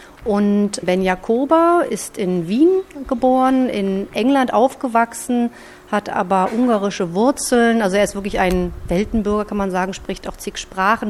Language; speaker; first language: German; native; German